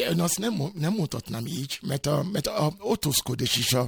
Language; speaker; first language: Hungarian; non-native, fluent; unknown